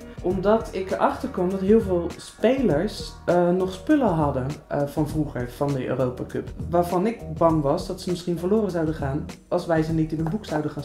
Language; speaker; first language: Dutch; native; Dutch